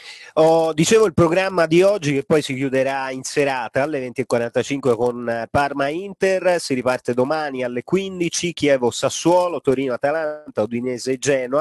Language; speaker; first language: Italian; native; Italian